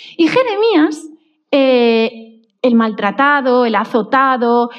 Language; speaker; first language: Spanish; native; Spanish